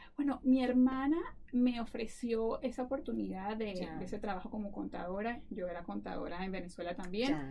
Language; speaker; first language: Spanish; native; Spanish